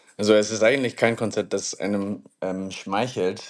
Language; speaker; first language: German; non-native, learner; English